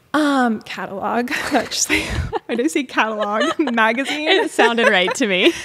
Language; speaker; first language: English; native; English